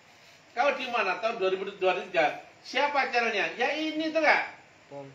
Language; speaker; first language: Indonesian; native; Indonesian